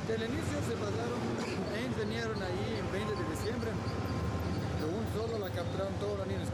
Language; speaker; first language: Spanish; native; Spanish